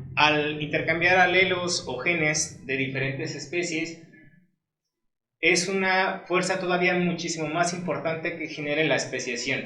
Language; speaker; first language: Spanish; native; Spanish